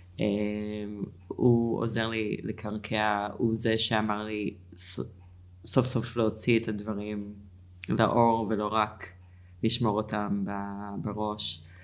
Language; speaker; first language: Hebrew; non-native, fluent; English